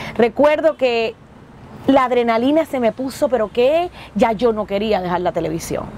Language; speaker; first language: Spanish; native; Spanish